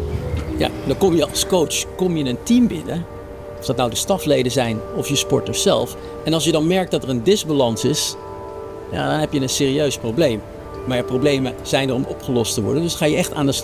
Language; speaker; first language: Dutch; native; Dutch